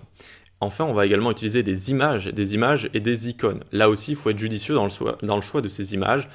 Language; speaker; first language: French; native; French